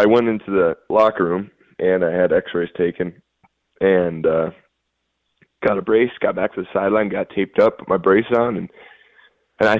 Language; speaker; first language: English; native; English